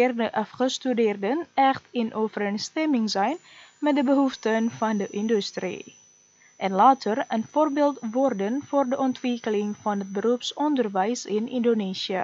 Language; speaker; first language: Dutch; non-native, fluent; Indonesian